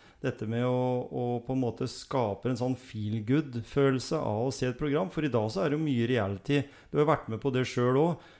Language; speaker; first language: Norwegian; native; Norwegian